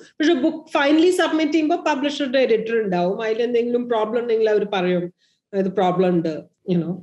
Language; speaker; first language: Malayalam; early bilingual, heritage; Malayalam